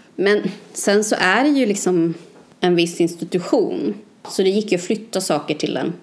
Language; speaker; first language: Swedish; native; Swedish